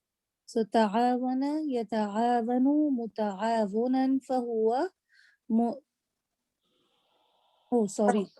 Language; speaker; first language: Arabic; non-native, fluent; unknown